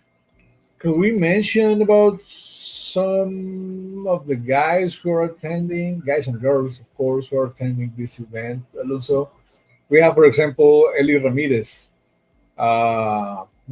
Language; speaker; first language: English; non-native, fluent; Spanish